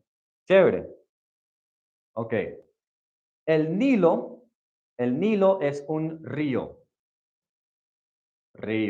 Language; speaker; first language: Spanish; non-native, fluent; English